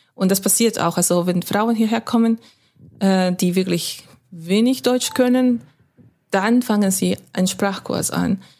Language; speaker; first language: German; non-native, fluent; Spanish